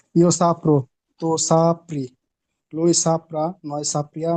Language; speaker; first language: Italian; non-native, learner; Bangla